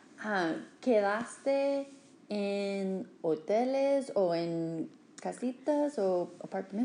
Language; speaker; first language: Spanish; non-native, fluent; English